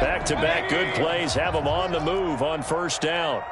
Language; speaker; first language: English; native; English